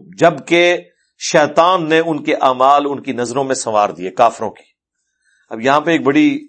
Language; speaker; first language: Urdu; non-native, local second language; Punjabi